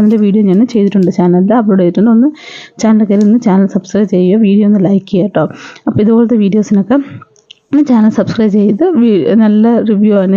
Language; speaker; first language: Malayalam; native; Malayalam